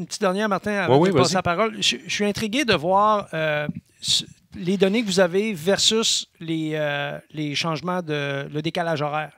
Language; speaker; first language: French; native; French